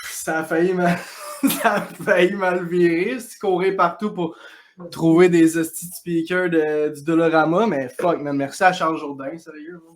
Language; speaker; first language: French; native; French